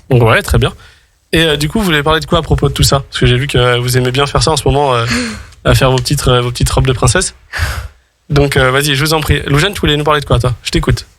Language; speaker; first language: French; native; French